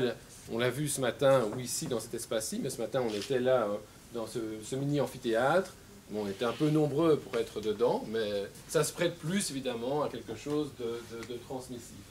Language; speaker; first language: French; native; French